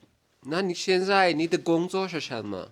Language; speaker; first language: Chinese; non-native, learner; Turkish